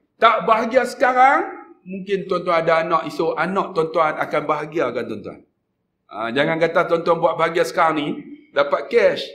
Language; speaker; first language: Malay; native; Malay